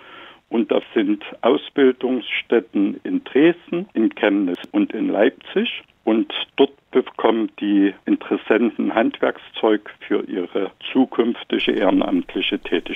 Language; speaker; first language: German; native; German